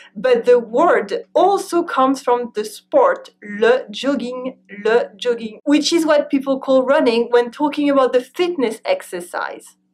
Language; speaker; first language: English; non-native, fluent; French